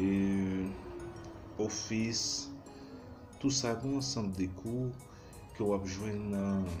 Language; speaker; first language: French; non-native, learner; Haitian Creole